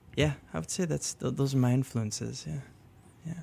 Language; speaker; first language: English; early bilingual, other home language; French